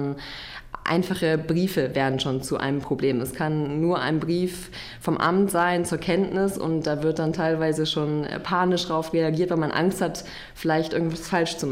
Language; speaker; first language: German; native; German